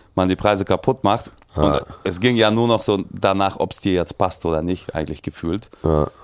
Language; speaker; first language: German; early bilingual, other home language; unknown